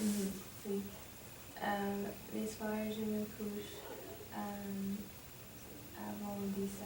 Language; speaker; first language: French; non-native, learner; English